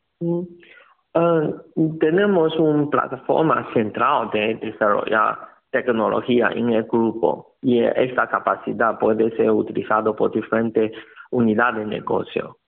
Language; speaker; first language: Spanish; non-native, learner; Chinese